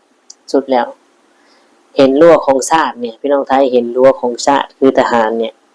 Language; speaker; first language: Thai; non-native, local second language; Northeastern Thai